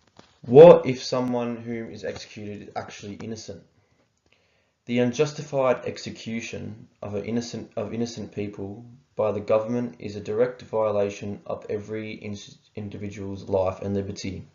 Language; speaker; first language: English; native; English